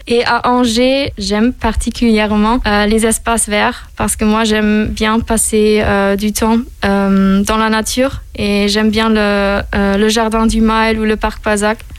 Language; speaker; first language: French; non-native, fluent; German